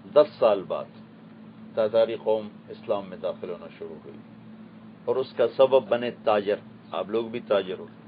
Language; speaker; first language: Urdu; non-native, local second language; Punjabi